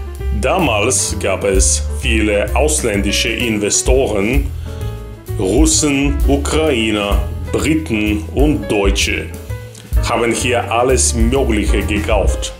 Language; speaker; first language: German; non-native, fluent; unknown